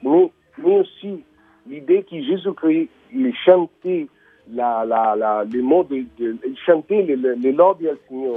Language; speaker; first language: French; non-native, learner; Italian